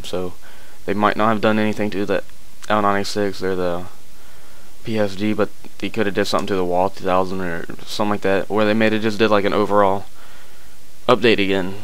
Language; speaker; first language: English; native; English